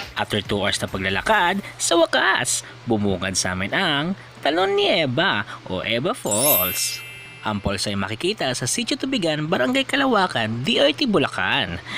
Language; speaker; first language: Filipino; native; Filipino